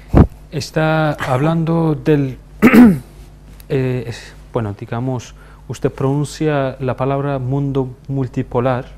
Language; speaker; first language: Spanish; non-native, fluent; Turkish